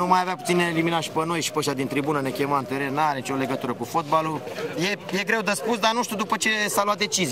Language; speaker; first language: Romanian; native; Romanian